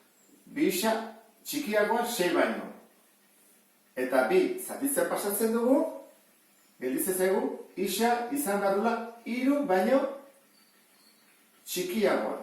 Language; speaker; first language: Basque; native; Basque